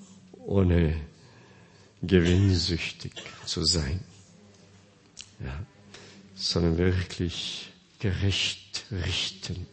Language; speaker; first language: German; non-native, fluent; Korean